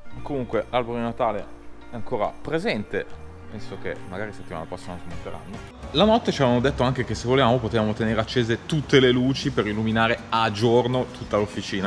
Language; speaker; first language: Italian; native; Italian